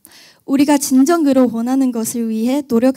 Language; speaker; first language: Korean; non-native, fluent; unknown